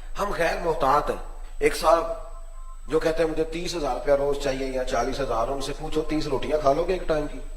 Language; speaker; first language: Urdu; non-native, local second language; Punjabi